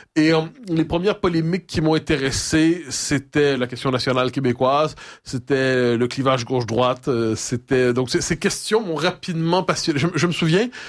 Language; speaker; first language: French; native; French